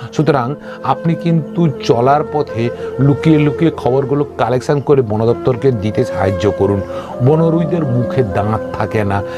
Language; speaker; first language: Bangla; non-native, local second language; Kok Borok